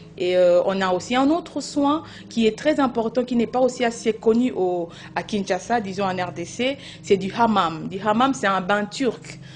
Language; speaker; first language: French; non-native, local second language; Lingala